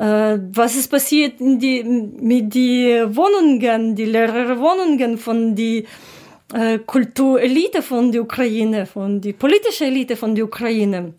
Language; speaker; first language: German; non-native, learner; Ukrainian